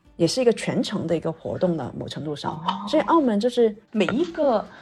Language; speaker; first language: Chinese; non-native, local second language; Cantonese